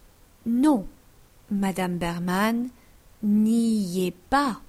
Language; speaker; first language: French; non-native, fluent; English